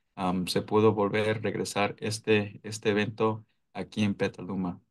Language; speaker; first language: Spanish; early bilingual, heritage; Spanish